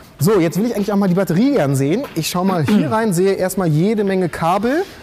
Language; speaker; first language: German; native; German